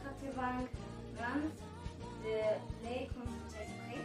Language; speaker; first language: French; non-native, learner; Spanish